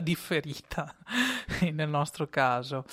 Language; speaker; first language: Italian; native; Italian